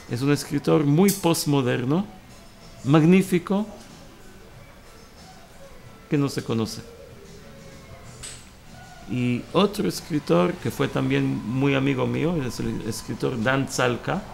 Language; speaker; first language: Spanish; early bilingual, heritage; Hebrew